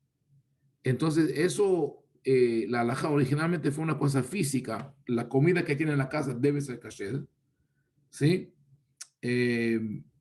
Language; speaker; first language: Spanish; non-native, fluent; Hebrew